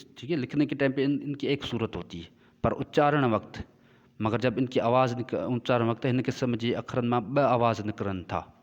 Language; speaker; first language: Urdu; non-native, local second language; Sindhi